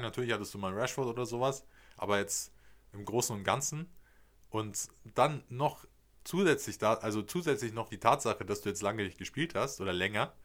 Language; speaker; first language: German; native; German